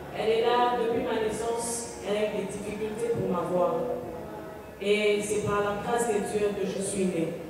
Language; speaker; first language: French; non-native, local second language; Lingala